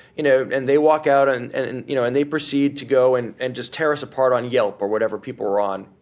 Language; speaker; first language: English; native; English